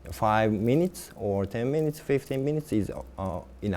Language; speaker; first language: English; non-native, learner; Japanese